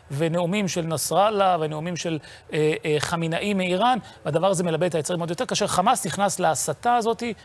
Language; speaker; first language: Hebrew; native; Hebrew